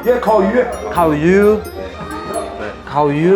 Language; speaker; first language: English; non-native, learner; Chinese